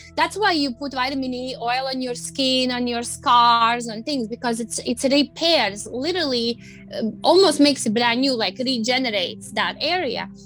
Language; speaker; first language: English; non-native, fluent; Latvian